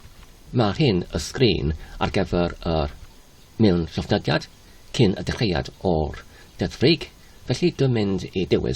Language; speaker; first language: Welsh; non-native, learner; Polish